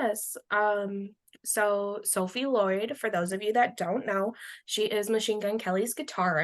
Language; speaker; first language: English; native; English